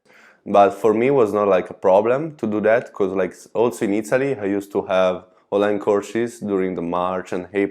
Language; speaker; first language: English; non-native, learner; Italian